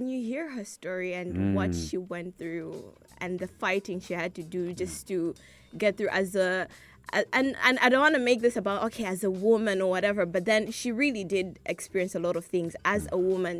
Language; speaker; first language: English; non-native, local second language; Nyanja